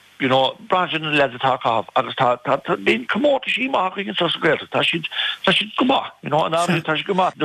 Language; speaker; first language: Irish; native; Irish